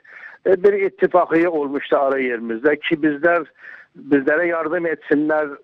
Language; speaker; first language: Turkish; non-native, learner; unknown